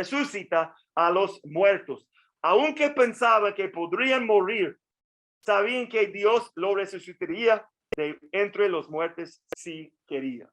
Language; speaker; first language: Spanish; non-native, fluent; English